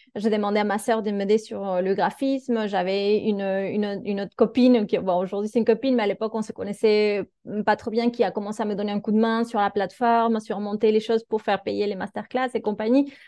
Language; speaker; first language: French; non-native, fluent; Spanish